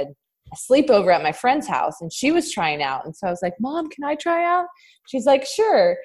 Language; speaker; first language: English; native; English